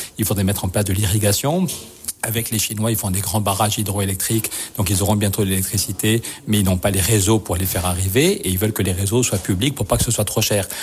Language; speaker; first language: French; native; French